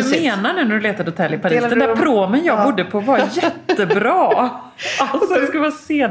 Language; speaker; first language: Swedish; native; Swedish